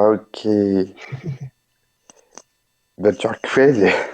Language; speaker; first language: English; non-native, learner; French